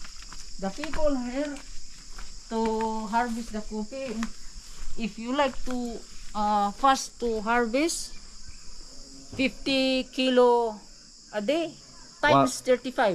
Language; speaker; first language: English; non-native, learner; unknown